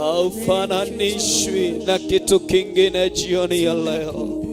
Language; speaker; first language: Swahili; non-native, local second language; Kikuyu